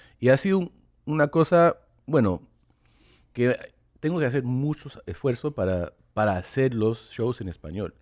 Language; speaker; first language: Spanish; early bilingual, heritage; English